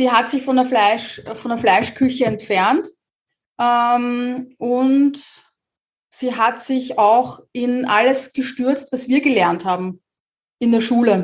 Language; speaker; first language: German; native; German